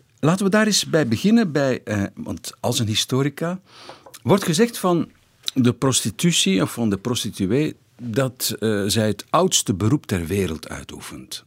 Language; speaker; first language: Dutch; native; Dutch